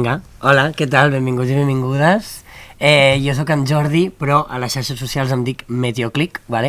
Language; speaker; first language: Catalan; native; Catalan